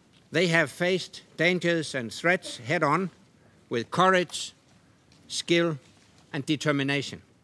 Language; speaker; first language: English; non-native, fluent; Danish